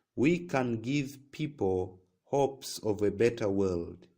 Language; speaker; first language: English; non-native, local second language; Swahili